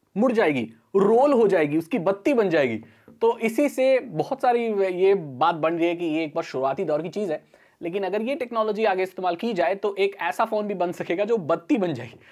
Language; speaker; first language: Hindi; native; Hindi